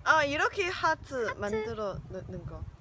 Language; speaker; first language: Korean; non-native, learner; Chinese